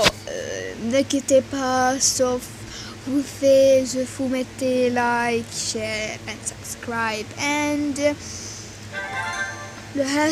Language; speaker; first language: French; non-native, learner; Arabic